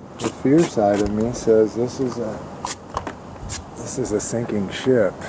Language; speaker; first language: English; native; English